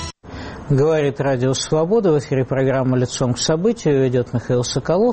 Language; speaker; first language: Russian; native; Russian